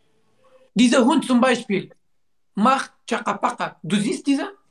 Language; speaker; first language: German; non-native, learner; Turkish